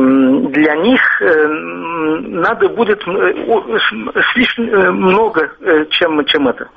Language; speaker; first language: Russian; non-native, fluent; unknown